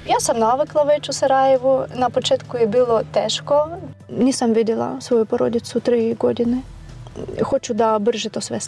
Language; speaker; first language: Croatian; non-native, fluent; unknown